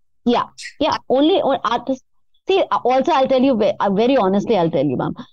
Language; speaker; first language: English; non-native, local second language; Hindi